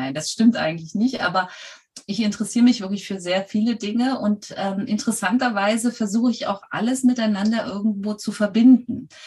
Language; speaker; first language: German; native; German